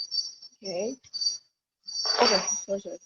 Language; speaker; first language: English; non-native, learner; Indonesian